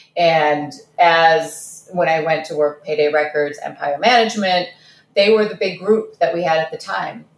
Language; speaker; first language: English; early bilingual, other home language; Russian